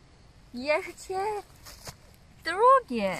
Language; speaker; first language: Polish; non-native, learner; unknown